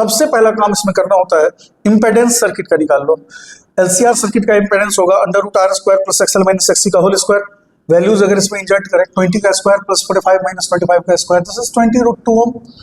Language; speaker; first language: Hindi; native; Hindi